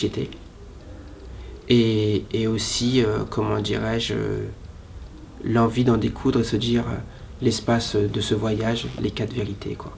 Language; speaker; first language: French; native; French